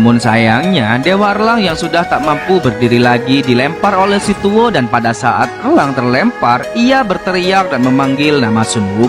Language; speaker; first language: Indonesian; native; Indonesian